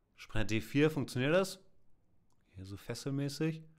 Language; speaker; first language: German; native; German